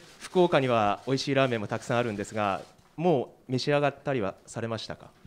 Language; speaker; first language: Japanese; native; Japanese